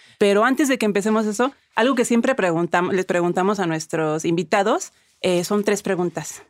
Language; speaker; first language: Spanish; early bilingual, other home language; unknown